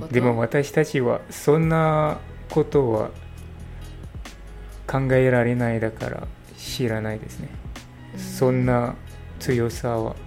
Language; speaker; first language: Japanese; non-native, learner; English